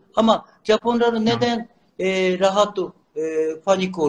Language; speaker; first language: Turkish; non-native, learner; Japanese